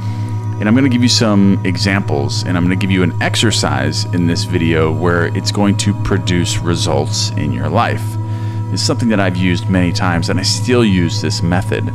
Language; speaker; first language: English; native; English